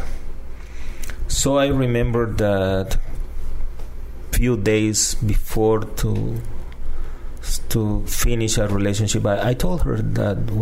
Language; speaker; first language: English; non-native, fluent; Spanish